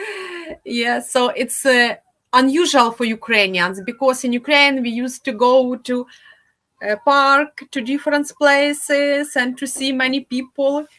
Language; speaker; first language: English; non-native, fluent; Ukrainian